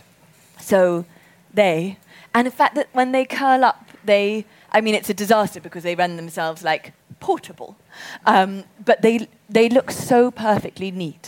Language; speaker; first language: English; native; English